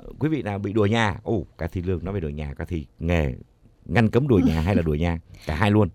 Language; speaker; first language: Vietnamese; native; Vietnamese